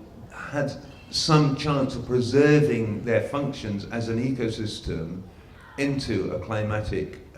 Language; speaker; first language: English; native; English